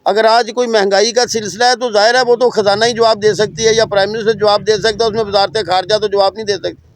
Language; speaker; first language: Urdu; non-native, local second language; Punjabi